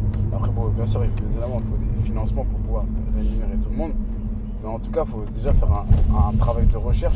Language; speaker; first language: French; native; French